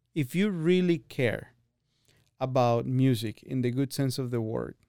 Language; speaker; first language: English; non-native, fluent; Spanish